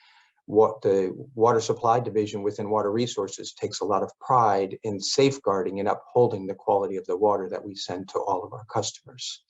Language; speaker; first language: English; native; English